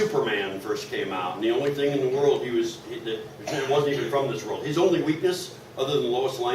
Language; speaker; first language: English; native; English